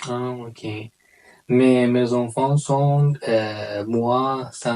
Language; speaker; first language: French; non-native, learner; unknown